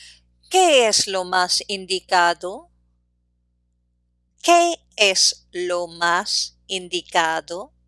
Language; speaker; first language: Spanish; non-native, fluent; English